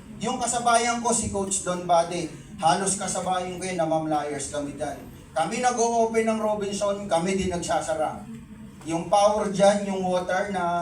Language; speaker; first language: Filipino; non-native, local second language; Cebuano